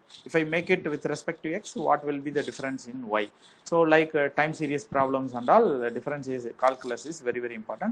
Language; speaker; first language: English; non-native, local second language; Tamil